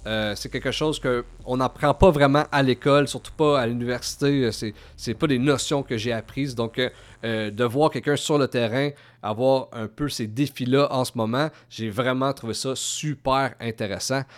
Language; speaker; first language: French; native; French